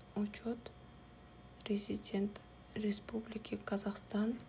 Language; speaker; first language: Russian; non-native, local second language; Kazakh